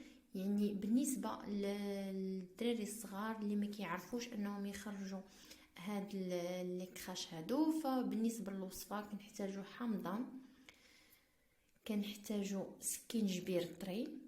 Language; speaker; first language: Arabic; native; Arabic